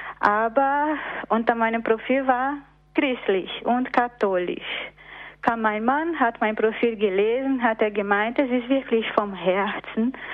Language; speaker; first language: German; non-native, fluent; Portuguese